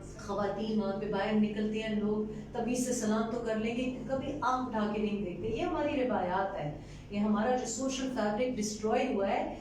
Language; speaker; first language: Urdu; non-native, local second language; Pashto